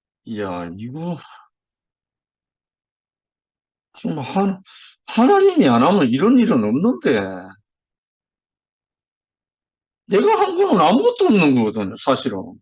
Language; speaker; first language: Korean; native; Korean